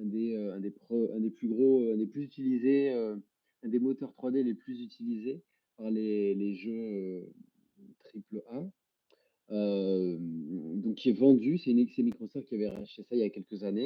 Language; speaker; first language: French; native; French